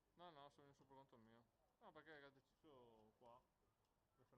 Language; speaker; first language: Italian; native; Italian